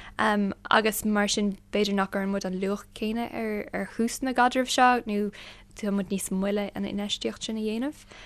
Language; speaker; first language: Irish; non-native, local second language; English